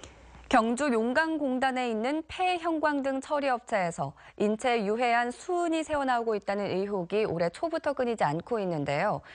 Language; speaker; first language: Korean; native; Korean